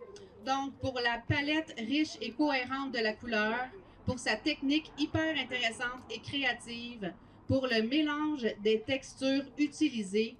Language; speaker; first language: French; native; French